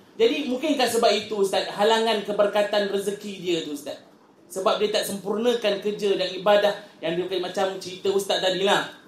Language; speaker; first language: Malay; native; Malay